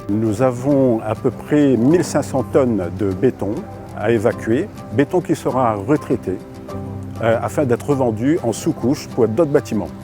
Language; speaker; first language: French; native; French